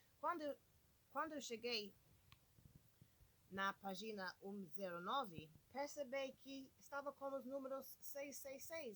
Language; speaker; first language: Portuguese; non-native, learner; English